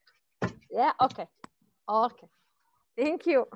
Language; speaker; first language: English; non-native, fluent; Arabic